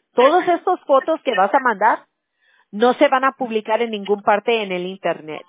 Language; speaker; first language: Spanish; early bilingual, heritage; Spanish